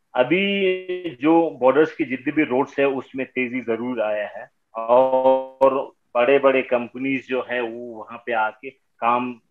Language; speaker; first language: Hindi; native; Hindi